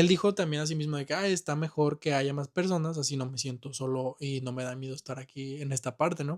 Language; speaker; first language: Spanish; native; Spanish